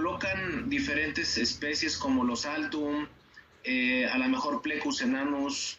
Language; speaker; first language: Spanish; native; Spanish